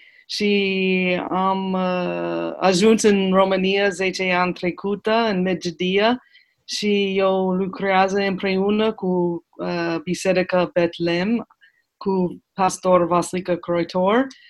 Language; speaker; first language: Romanian; non-native, learner; English